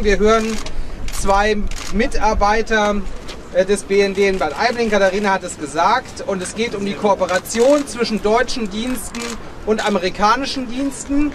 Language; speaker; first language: German; native; German